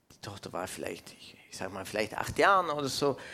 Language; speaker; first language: German; non-native, fluent; English